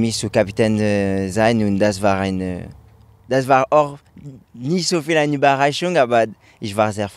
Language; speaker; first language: German; non-native, learner; French